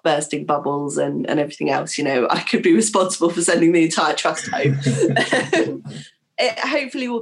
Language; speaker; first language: English; native; English